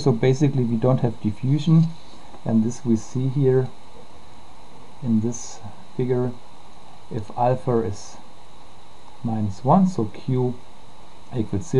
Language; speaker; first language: English; non-native, fluent; German